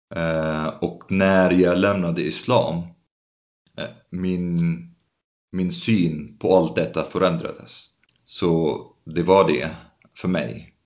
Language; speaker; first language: Swedish; non-native, fluent; Arabic